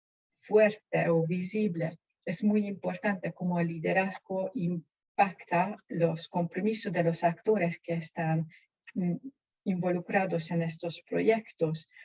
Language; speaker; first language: Spanish; non-native, fluent; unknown